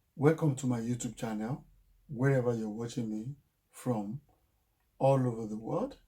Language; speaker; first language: English; non-native, local second language; Yoruba